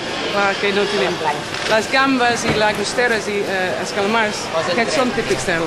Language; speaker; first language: Catalan; non-native, learner; English